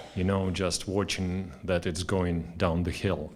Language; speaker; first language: English; non-native, fluent; Russian